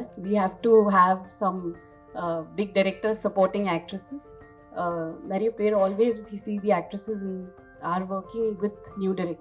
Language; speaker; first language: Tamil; non-native, fluent; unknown